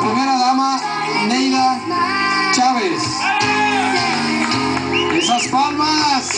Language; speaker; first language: Spanish; native; Spanish